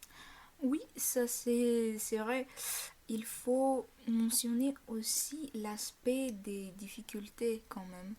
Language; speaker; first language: French; non-native, fluent; Bulgarian